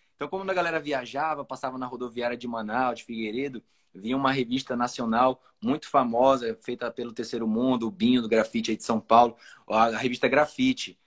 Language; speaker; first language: Portuguese; native; Portuguese